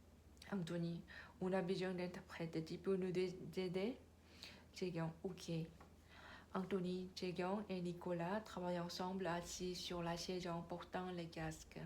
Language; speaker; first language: French; non-native, learner; Korean